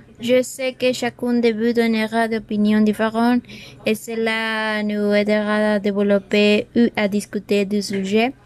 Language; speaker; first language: French; non-native, learner; Spanish